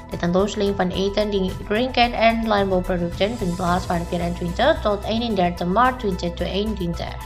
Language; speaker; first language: Dutch; non-native, fluent; Indonesian